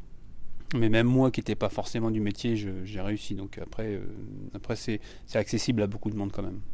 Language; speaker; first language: French; native; French